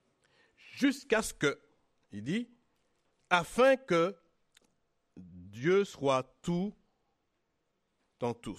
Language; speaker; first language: French; native; French